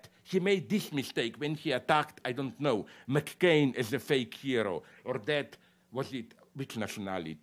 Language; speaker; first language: English; non-native, fluent; Slovenian